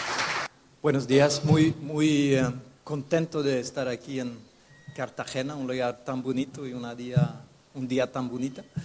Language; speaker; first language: Spanish; non-native, fluent; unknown